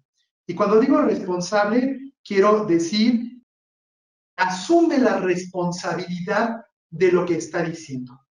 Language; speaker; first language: Spanish; native; Spanish